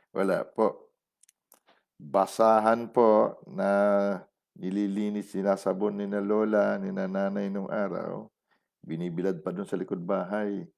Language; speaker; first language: Filipino; non-native, local second language; Cebuano